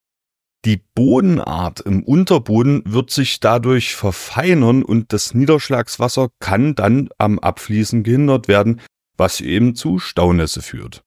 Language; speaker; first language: German; native; German